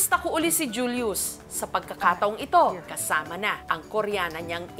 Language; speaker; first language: Filipino; native; Filipino